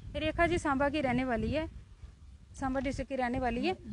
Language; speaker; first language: Hindi; native; Hindi